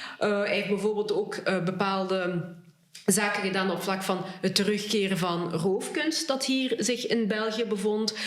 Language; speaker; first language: Dutch; early bilingual, other home language; Lingala